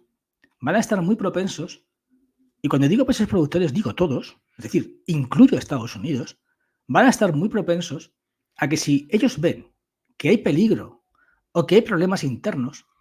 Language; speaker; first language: Spanish; native; Spanish